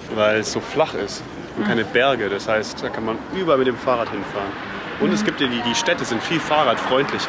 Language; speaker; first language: German; native; German